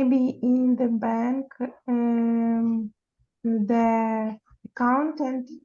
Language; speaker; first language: English; non-native, fluent; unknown